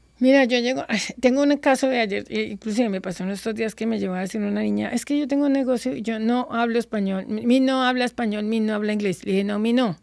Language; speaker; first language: Spanish; native; Spanish